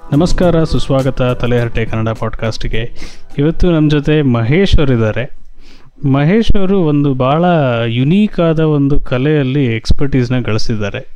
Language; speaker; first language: Kannada; native; Kannada